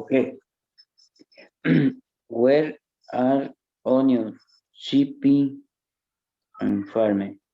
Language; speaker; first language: English; non-native, learner; Spanish